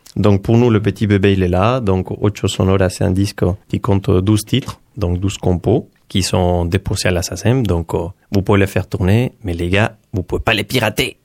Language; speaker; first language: French; non-native, fluent; Spanish